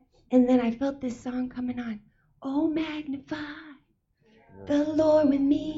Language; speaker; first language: English; early bilingual, other home language; Spanish